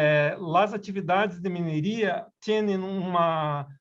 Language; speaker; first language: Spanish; non-native, learner; Portuguese